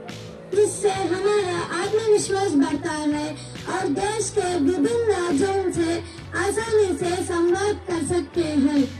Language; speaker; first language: Hindi; non-native, local second language; Telugu